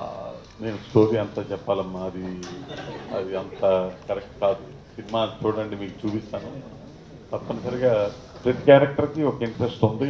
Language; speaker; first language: Telugu; native; Telugu